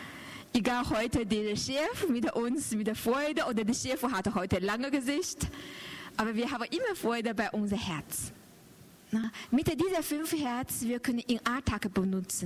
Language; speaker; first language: German; non-native, learner; Chinese